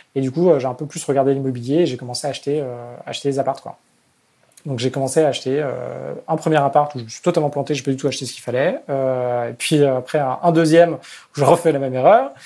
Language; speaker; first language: French; native; French